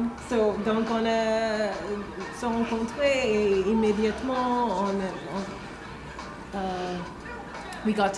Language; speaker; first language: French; non-native, learner; English